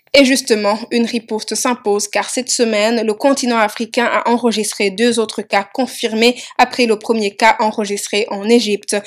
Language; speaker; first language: French; non-native, local second language; Wolof